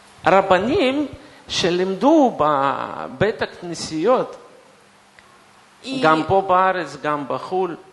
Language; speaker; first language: Hebrew; non-native, fluent; Russian